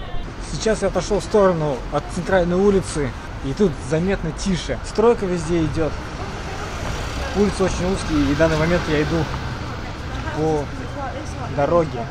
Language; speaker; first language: Russian; native; Russian